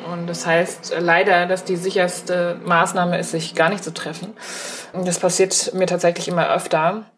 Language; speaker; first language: German; early bilingual, other home language; Chinese